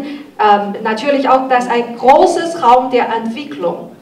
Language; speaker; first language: German; non-native, fluent; Chinese